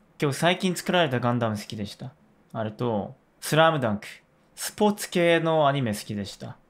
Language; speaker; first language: Japanese; non-native, fluent; Korean